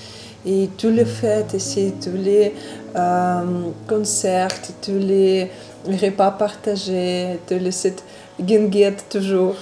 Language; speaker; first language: French; non-native, learner; Ukrainian